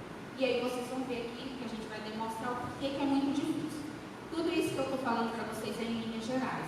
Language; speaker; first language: Portuguese; native; Portuguese